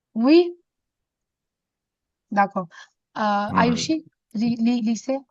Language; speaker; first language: French; non-native, fluent; Hindi